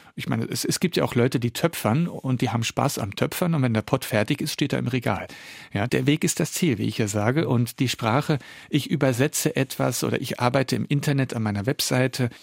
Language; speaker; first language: German; early bilingual, other home language; Dutch